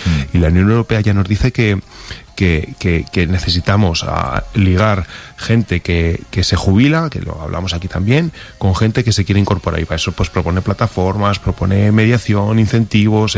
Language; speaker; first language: Spanish; native; Spanish